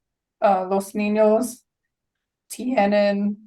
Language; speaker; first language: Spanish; non-native, learner; English